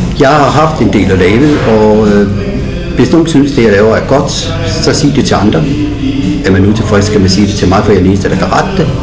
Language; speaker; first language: Danish; native; Danish